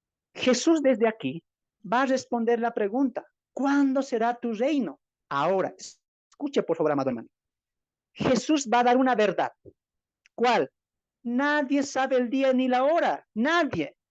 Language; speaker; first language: Spanish; native; Spanish